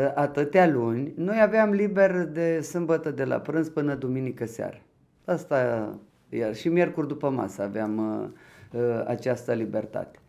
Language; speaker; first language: Romanian; non-native, local second language; Ukrainian